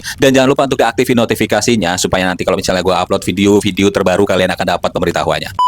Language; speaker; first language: Indonesian; native; Indonesian